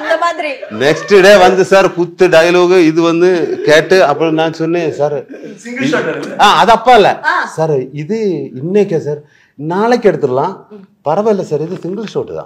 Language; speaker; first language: Tamil; non-native, learner; Malayalam